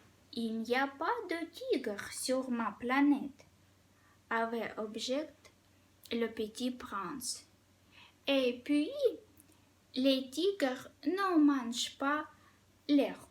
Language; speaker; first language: French; non-native, fluent; Russian